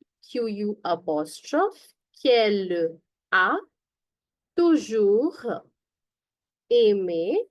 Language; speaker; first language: French; non-native, fluent; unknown